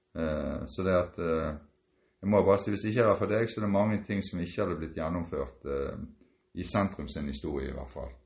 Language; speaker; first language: Norwegian; native; Norwegian